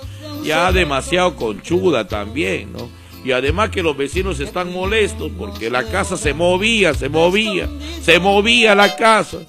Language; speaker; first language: Spanish; native; Spanish